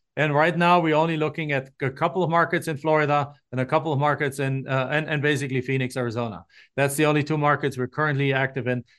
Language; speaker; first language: English; non-native, fluent; German